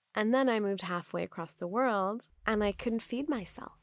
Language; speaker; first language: English; non-native, local second language; Urdu